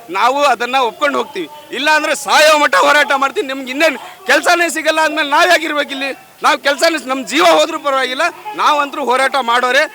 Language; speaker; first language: Kannada; non-native, local second language; Lambadi